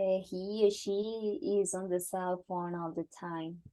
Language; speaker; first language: English; non-native, learner; Spanish